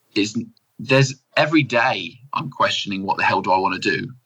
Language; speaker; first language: English; native; English